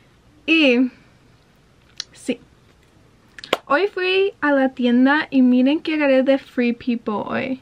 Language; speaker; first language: Spanish; early bilingual, heritage; Spanish